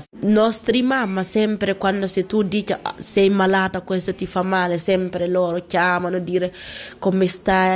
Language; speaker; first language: Italian; non-native, learner; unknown